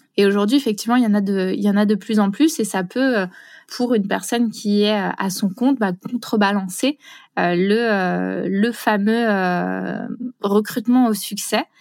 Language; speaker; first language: French; native; French